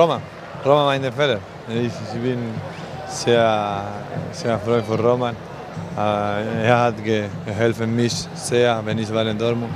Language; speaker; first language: German; non-native, learner; Spanish